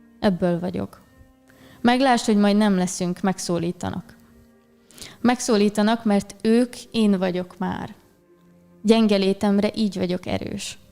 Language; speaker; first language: Hungarian; native; Hungarian